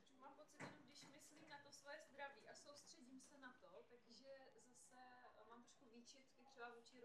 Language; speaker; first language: Czech; native; Czech